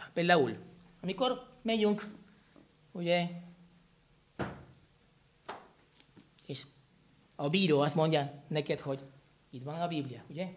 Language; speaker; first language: Hungarian; non-native, fluent; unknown